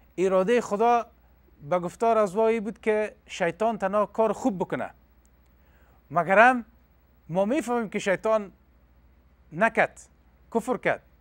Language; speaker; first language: Persian; non-native, local second language; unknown